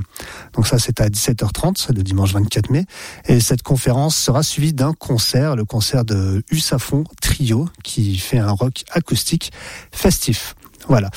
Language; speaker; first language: French; native; French